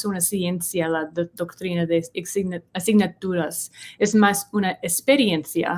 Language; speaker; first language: Spanish; non-native, learner; English